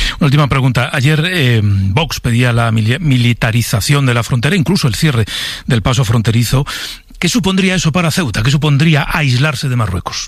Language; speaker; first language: Spanish; native; Spanish